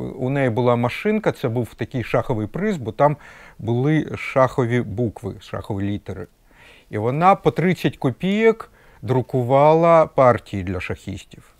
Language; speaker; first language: Ukrainian; non-native, local second language; Russian